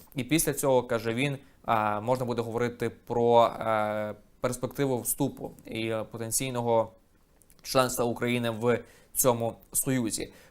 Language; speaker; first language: Ukrainian; native; Ukrainian